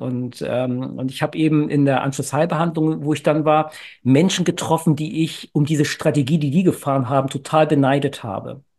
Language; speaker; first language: German; native; German